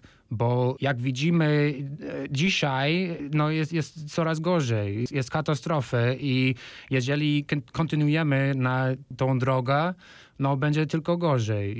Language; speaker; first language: Polish; non-native, fluent; English